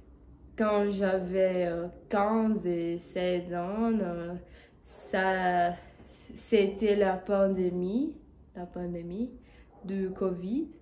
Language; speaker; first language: French; non-native, learner; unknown